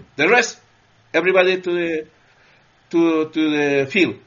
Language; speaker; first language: English; non-native, learner; Spanish